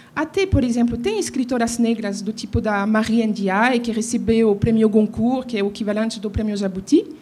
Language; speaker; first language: Portuguese; non-native, fluent; French